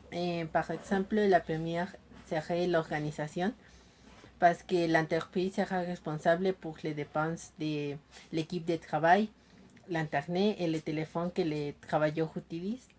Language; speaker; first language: French; non-native, learner; Spanish